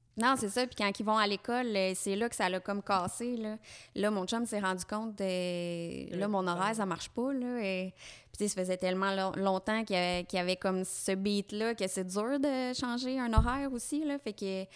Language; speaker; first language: French; native; French